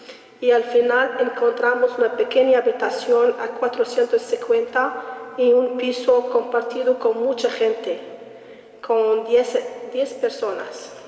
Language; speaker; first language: Spanish; non-native, learner; Arabic